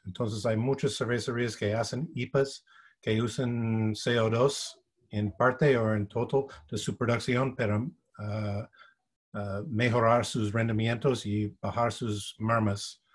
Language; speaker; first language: Spanish; non-native, fluent; English